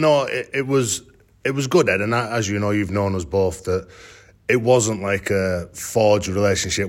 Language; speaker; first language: English; native; English